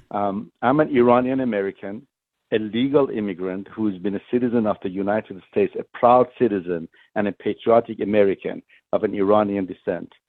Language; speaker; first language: English; non-native, fluent; Persian